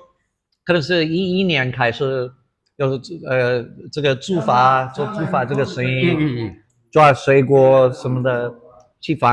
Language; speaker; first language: Chinese; non-native, fluent; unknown